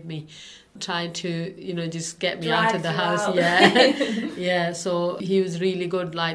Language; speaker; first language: English; non-native, local second language; Urdu